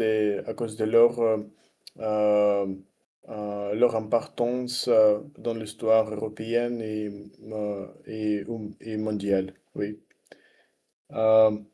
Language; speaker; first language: French; non-native, learner; Russian